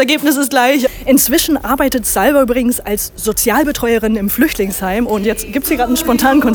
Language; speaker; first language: German; native; German